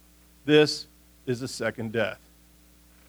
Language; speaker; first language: English; native; English